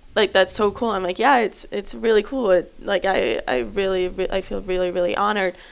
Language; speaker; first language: English; non-native, fluent; German